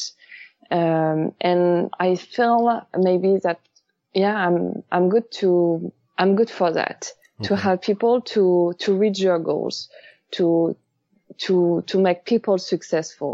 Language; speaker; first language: English; non-native, learner; French